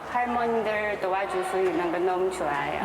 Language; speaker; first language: Korean; non-native, learner; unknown